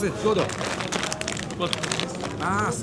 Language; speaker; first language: Spanish; non-native, learner; Chinese